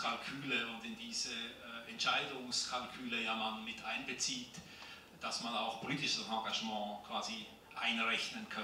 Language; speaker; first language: German; native; German